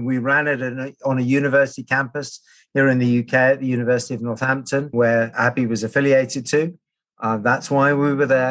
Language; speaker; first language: English; native; English